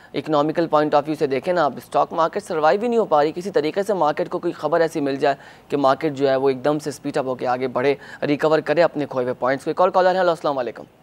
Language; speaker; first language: Urdu; native; Urdu